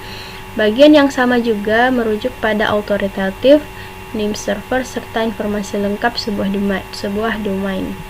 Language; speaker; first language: Indonesian; native; Indonesian